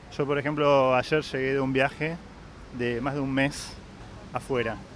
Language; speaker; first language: Spanish; native; Spanish